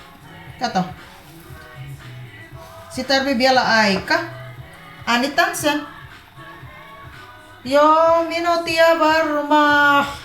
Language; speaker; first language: Finnish; non-native, learner; Filipino